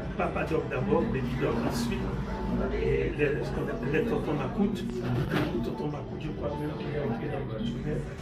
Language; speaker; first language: French; non-native, local second language; Haitian Creole